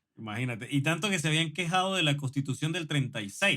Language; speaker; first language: Spanish; native; Spanish